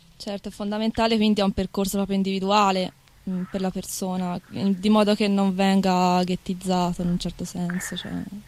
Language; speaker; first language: Italian; native; Italian